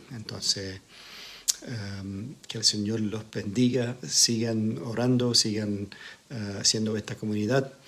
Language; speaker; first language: Spanish; non-native, fluent; English